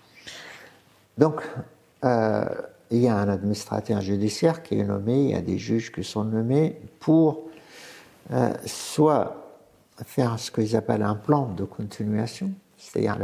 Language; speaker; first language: French; non-native, fluent; Arabic